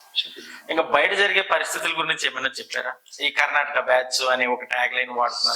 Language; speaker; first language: Telugu; native; Telugu